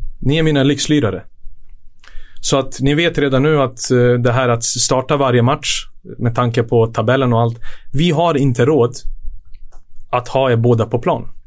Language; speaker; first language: Swedish; early bilingual, other home language; Serbian